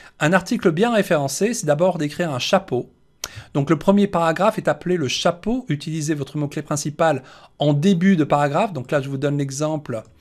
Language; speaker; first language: French; native; French